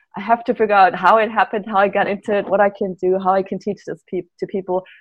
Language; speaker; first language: English; non-native, fluent; German